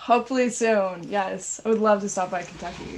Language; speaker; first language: English; native; English